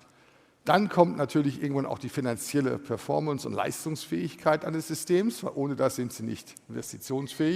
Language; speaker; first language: German; native; German